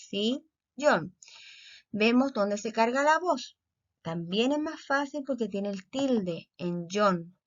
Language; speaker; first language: Spanish; native; Spanish